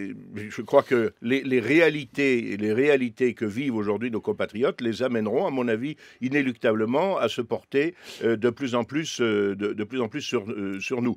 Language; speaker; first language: French; native; French